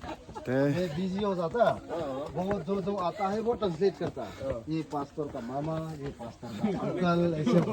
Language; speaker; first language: Hindi; non-native, local second language; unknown